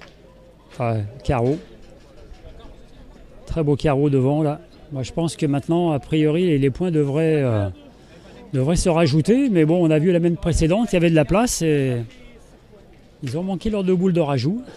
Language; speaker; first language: French; native; French